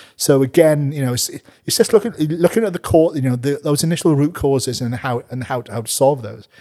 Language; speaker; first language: English; native; English